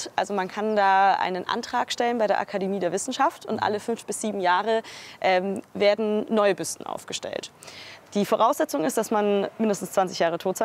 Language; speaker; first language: German; native; German